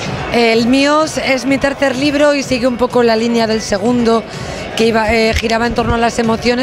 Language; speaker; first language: Spanish; native; Spanish